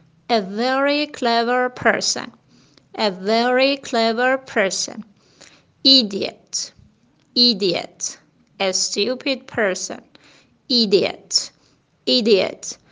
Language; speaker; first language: English; non-native, fluent; Persian